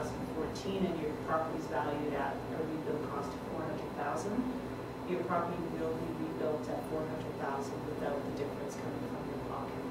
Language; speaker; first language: English; native; English